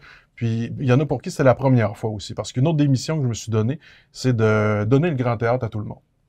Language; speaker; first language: French; native; French